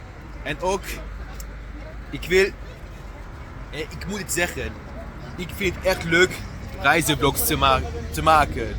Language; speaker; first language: Dutch; non-native, learner; Luxembourgish